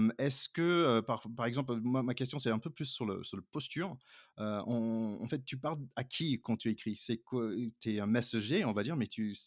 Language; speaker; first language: French; non-native, fluent; English